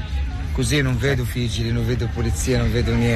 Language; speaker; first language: Italian; non-native, learner; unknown